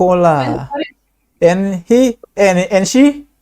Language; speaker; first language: English; non-native, learner; Indonesian